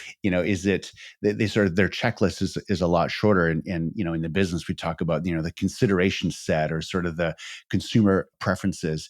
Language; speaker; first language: English; native; English